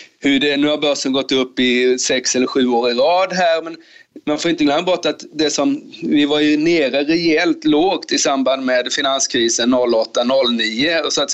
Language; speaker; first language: Swedish; native; Swedish